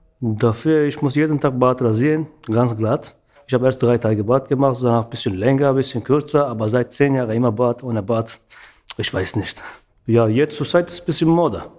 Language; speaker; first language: German; non-native, learner; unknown